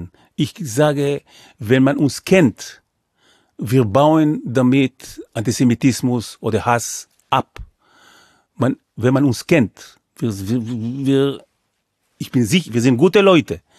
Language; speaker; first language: German; non-native, fluent; Hebrew